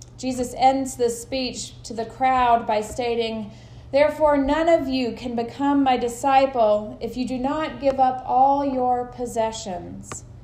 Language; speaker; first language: English; native; English